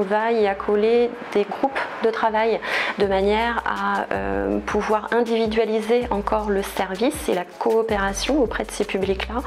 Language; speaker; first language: French; native; French